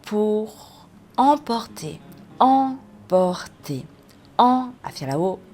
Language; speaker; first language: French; non-native, fluent; Spanish